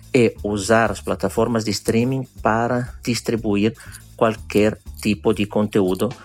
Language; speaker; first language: Portuguese; non-native, fluent; Italian